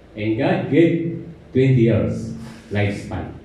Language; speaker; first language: English; non-native, local second language; Filipino